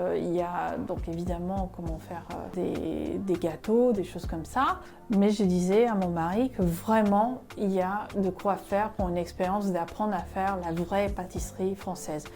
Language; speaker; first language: French; non-native, fluent; Spanish